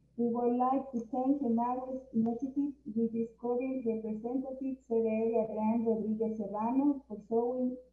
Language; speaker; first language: English; non-native, learner; Spanish